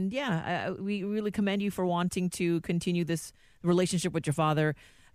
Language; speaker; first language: English; native; English